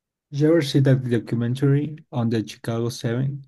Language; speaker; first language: English; non-native, learner; Spanish